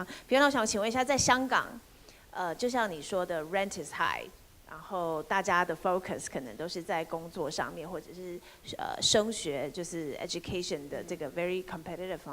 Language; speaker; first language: Chinese; native; Chinese